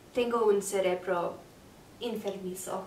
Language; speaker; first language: Spanish; non-native, learner; English